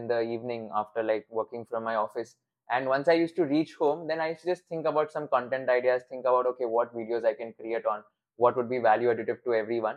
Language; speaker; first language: English; non-native, local second language; Hindi